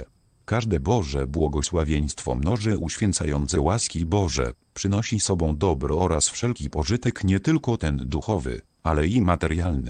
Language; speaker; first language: Polish; native; Polish